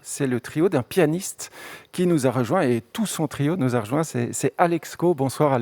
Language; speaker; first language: French; native; French